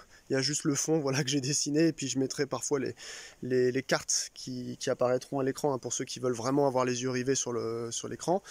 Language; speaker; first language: French; native; French